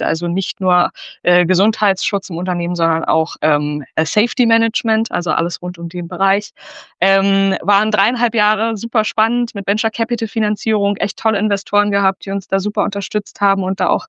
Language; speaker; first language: German; native; German